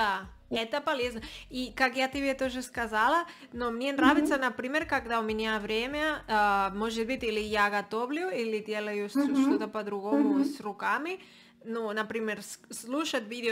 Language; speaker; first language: Russian; non-native, learner; Spanish